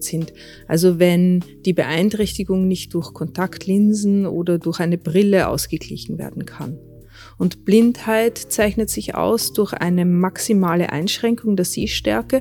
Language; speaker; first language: German; native; German